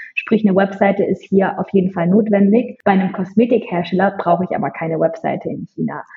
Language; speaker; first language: German; native; German